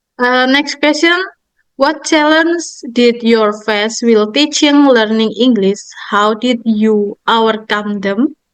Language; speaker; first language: English; non-native, learner; Indonesian